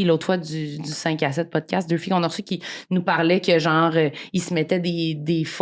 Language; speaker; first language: French; native; French